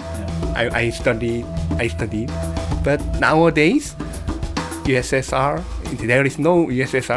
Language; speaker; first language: English; non-native, learner; Korean